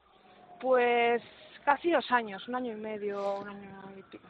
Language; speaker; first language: Spanish; native; Spanish